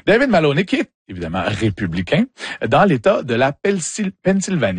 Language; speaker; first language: French; native; French